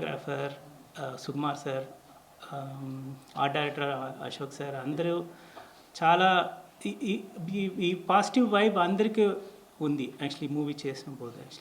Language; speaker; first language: Telugu; non-native, learner; Tamil